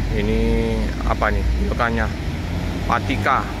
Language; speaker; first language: Indonesian; native; Indonesian